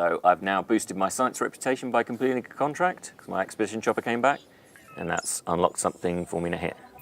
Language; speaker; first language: English; native; English